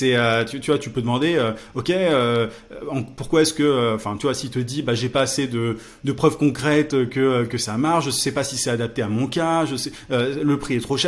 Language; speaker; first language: French; native; French